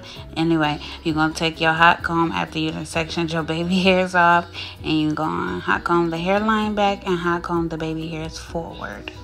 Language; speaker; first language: English; native; English